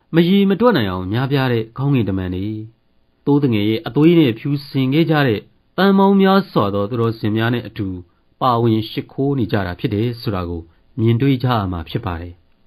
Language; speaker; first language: Burmese; native; Burmese